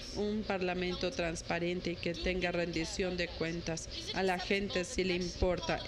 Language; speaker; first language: Spanish; non-native, fluent; Ukrainian